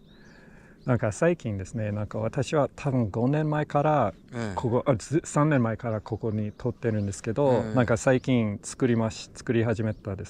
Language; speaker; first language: Japanese; non-native, learner; English